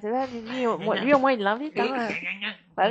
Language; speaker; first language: French; native; French